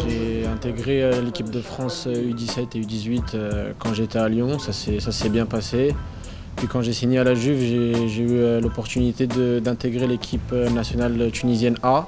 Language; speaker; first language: French; early bilingual, other home language; Arabic